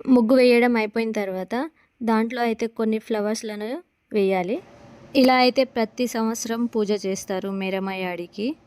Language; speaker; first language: Telugu; non-native, local second language; Lambadi